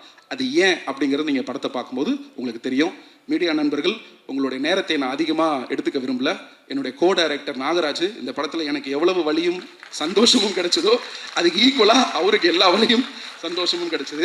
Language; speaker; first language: Tamil; native; Tamil